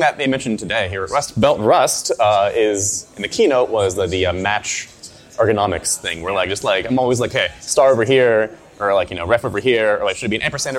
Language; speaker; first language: English; native; English